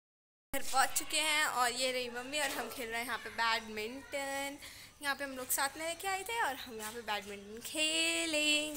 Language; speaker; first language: Hindi; native; Hindi